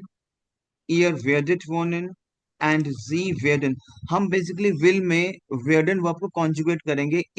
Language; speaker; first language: German; non-native, fluent; Hindi